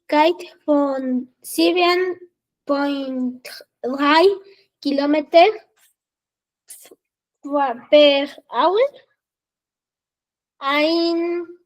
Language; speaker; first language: German; non-native, learner; Spanish